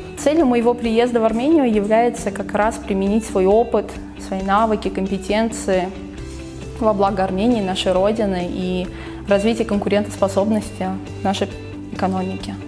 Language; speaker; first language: Russian; early bilingual, other home language; Armenian